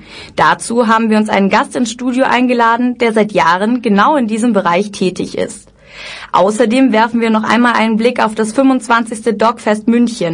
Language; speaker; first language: German; native; German